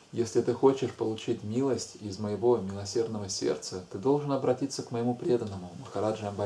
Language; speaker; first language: Russian; native; Russian